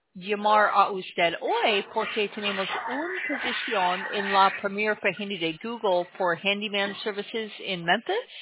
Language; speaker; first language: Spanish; non-native, learner; English